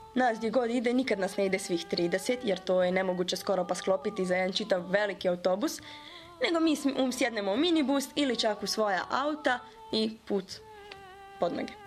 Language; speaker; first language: Serbian; early bilingual, heritage; Bosnian